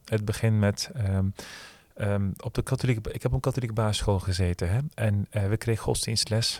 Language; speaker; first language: Dutch; early bilingual, other home language; Turkish